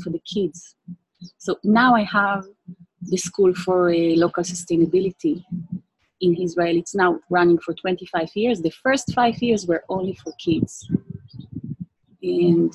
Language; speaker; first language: English; non-native, fluent; Hebrew